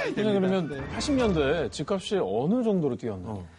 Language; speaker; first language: Korean; native; Korean